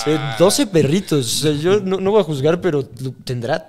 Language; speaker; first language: Spanish; native; Spanish